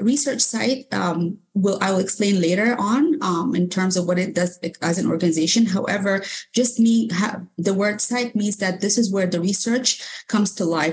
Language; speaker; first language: English; non-native, fluent; Arabic